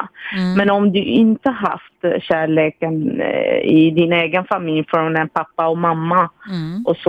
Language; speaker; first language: Swedish; non-native, fluent; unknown